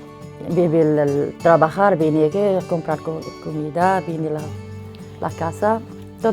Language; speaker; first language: Spanish; non-native, learner; Arabic